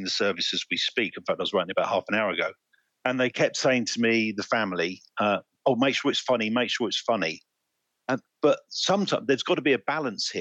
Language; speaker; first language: English; native; English